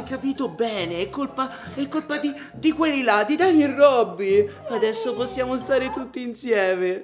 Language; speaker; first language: Italian; native; Italian